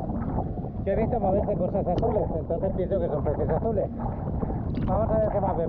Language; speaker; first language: Spanish; native; Spanish